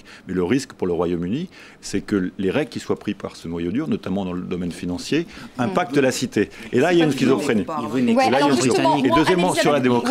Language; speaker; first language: French; native; French